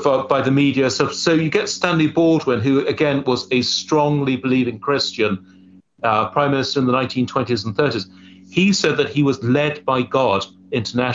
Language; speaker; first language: English; native; English